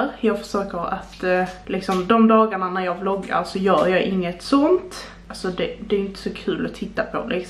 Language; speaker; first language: Swedish; native; Swedish